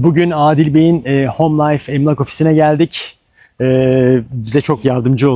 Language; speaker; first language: Turkish; native; Turkish